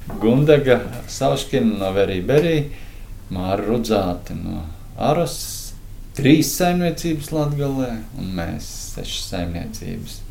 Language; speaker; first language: Latvian; native; Latvian